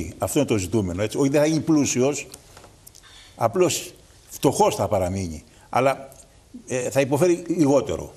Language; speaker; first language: Greek; native; Greek